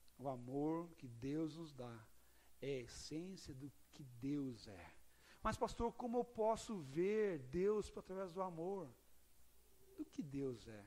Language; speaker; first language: Portuguese; native; Portuguese